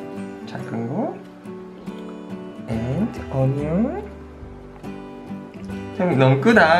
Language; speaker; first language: Korean; non-native, fluent; Japanese